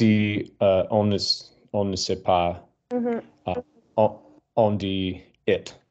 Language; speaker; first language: French; non-native, learner; English